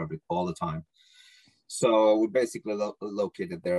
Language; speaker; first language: English; non-native, fluent; Norwegian